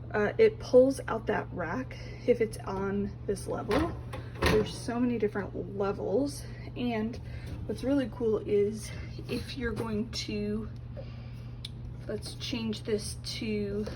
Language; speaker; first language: English; native; English